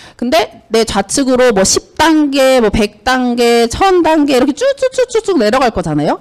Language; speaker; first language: Korean; native; Korean